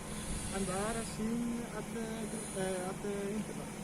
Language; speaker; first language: Portuguese; non-native, fluent; German